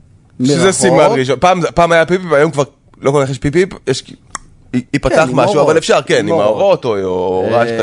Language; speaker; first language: Hebrew; native; Hebrew